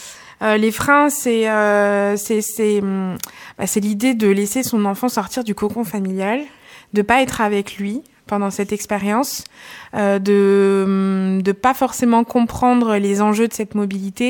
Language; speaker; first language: French; native; French